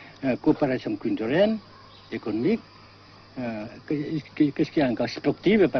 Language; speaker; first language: French; non-native, local second language; Vietnamese